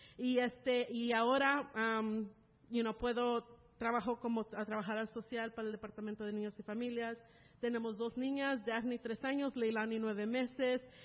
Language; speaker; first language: Spanish; early bilingual, heritage; Spanish